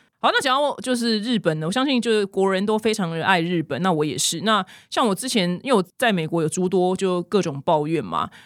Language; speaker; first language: Chinese; native; Chinese